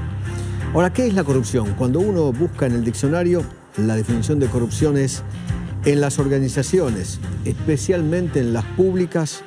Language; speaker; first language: Spanish; native; Spanish